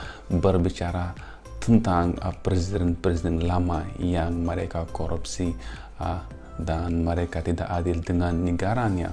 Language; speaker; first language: Indonesian; non-native, fluent; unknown